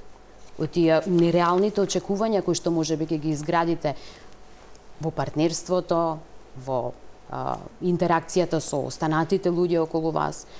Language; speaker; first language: Macedonian; native; Macedonian